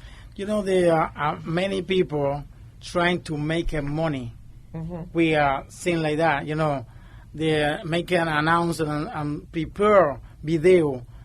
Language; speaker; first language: English; non-native, learner; Spanish